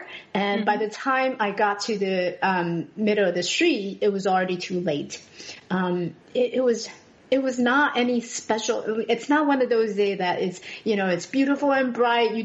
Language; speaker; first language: English; non-native, fluent; Chinese